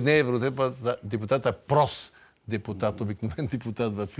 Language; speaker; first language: Bulgarian; native; Bulgarian